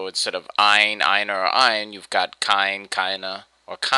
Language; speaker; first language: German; non-native, fluent; English